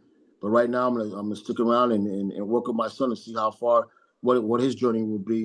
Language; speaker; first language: English; native; English